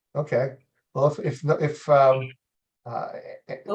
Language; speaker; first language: English; native; English